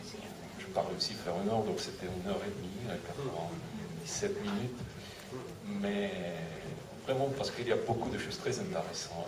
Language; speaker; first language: French; non-native, fluent; Russian